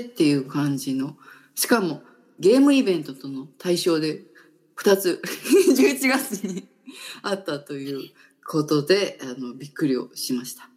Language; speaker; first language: Japanese; native; Japanese